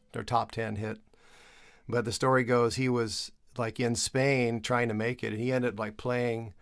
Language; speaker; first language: English; native; English